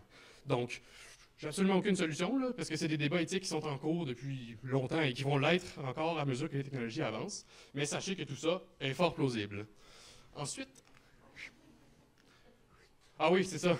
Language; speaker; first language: French; native; French